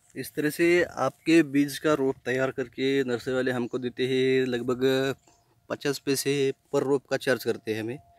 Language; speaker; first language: Hindi; non-native, local second language; Marathi